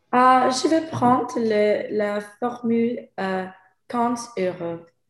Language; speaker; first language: French; non-native, learner; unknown